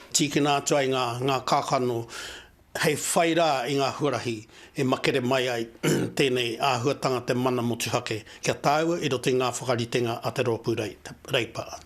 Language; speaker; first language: Māori; native; Māori